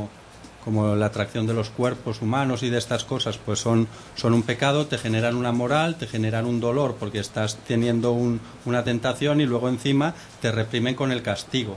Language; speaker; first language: Spanish; native; Spanish